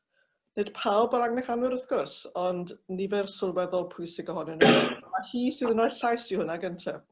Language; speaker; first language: Welsh; native; Welsh